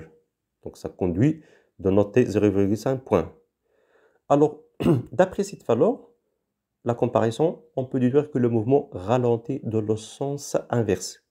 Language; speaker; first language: French; non-native, local second language; Arabic